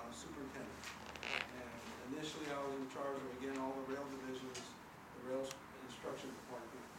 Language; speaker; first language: English; native; English